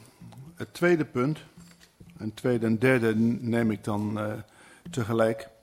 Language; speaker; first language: Dutch; native; Dutch